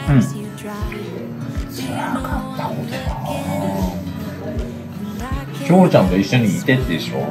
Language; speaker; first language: Japanese; native; Japanese